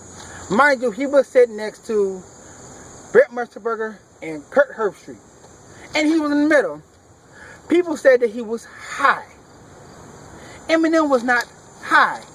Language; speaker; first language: English; native; English